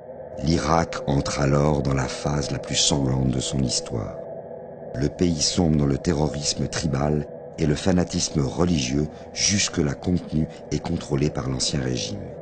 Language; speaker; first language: French; native; French